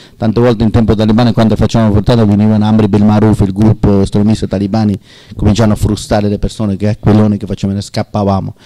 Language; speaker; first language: Italian; non-native, learner; Persian